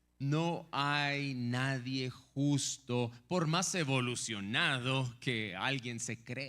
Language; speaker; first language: Spanish; native; Spanish